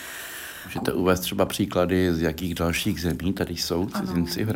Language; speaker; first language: Czech; native; Czech